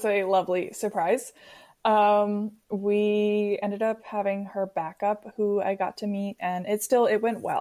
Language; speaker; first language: English; native; English